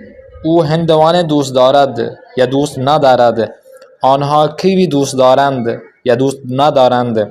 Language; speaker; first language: Persian; non-native, fluent; Urdu